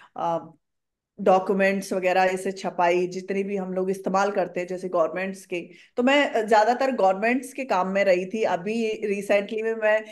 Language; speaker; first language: Hindi; native; Hindi